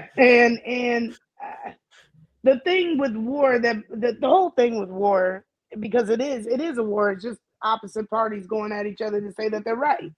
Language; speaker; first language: English; early bilingual, other home language; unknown